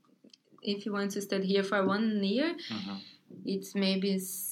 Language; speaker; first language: English; non-native, learner; Portuguese